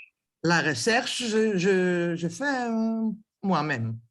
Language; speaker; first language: French; non-native, learner; Greek